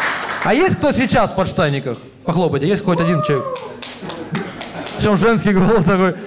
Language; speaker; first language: Russian; native; Russian